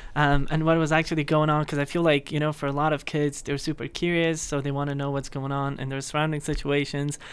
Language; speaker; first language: English; non-native, fluent; Persian